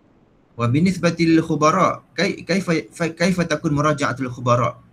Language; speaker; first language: Arabic; non-native, fluent; Malay